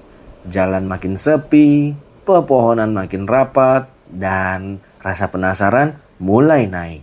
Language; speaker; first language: Indonesian; native; Indonesian